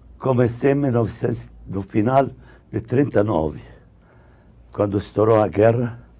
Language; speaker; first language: Portuguese; non-native, fluent; Arabic